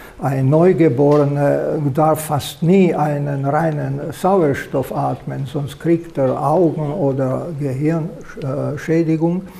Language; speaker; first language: German; non-native, fluent; Slovak